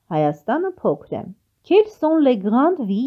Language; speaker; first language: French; non-native, fluent; Armenian